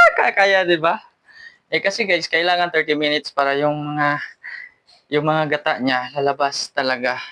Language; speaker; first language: Filipino; non-native, local second language; Cebuano